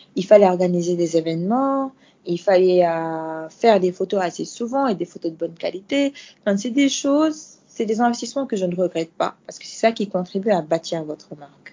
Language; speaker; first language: French; non-native, local second language; Fula